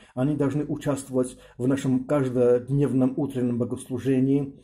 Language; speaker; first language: Russian; non-native, local second language; Armenian